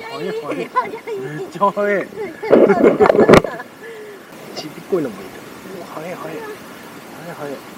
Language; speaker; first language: Japanese; native; Japanese